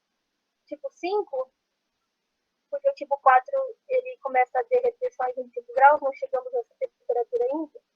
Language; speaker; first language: Portuguese; native; Portuguese